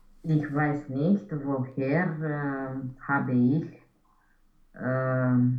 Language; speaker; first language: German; non-native, learner; Romanian